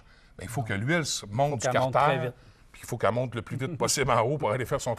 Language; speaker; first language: French; native; French